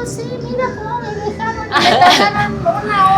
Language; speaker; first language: Spanish; native; Spanish